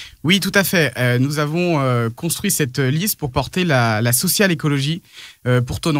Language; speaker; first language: French; native; French